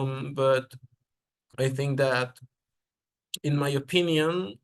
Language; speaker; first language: English; non-native, learner; Spanish